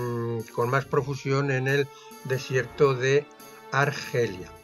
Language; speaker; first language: Spanish; native; Spanish